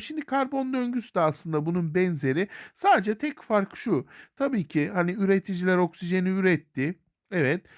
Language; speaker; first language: Turkish; native; Turkish